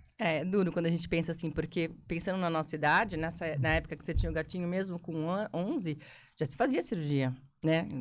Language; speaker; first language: Portuguese; native; Portuguese